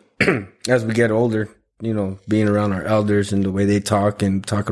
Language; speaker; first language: English; early bilingual, other home language; Spanish